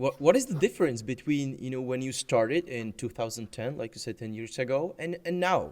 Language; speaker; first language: English; non-native, fluent; Czech